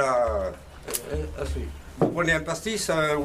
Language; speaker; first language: French; native; French